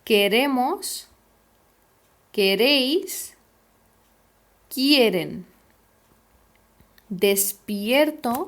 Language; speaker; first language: Spanish; non-native, fluent; Hindi